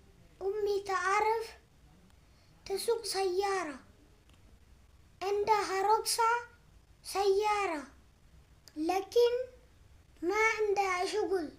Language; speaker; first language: Arabic; non-native, learner; Amharic